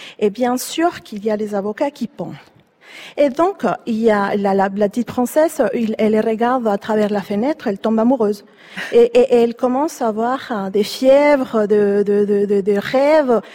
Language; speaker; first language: French; non-native, fluent; Spanish